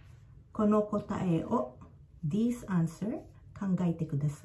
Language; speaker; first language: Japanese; non-native, fluent; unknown